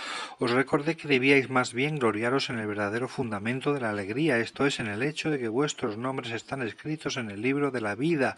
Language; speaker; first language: Spanish; native; Spanish